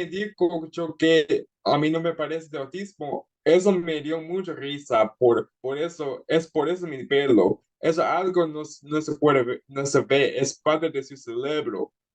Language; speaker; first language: Spanish; early bilingual, heritage; Spanish